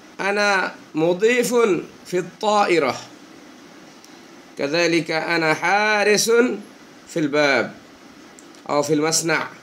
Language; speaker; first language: Arabic; non-native, fluent; Bangla